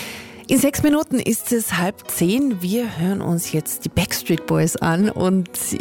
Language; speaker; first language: German; native; German